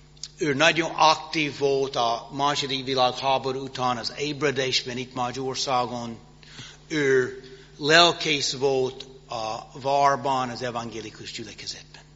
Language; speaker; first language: Hungarian; non-native, fluent; English